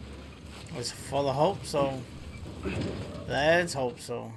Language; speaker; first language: English; native; English